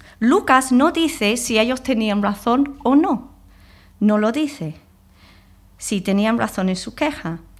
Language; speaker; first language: Spanish; non-native, fluent; English